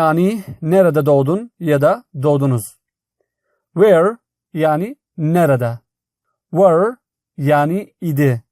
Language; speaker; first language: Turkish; non-native, fluent; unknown